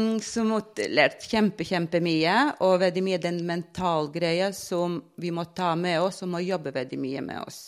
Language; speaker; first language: Norwegian; non-native, fluent; Latvian